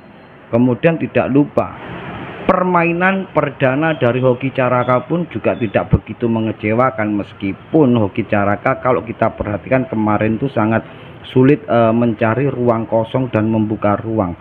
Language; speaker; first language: Indonesian; native; Indonesian